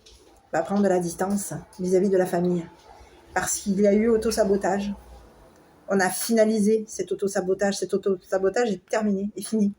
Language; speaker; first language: French; native; French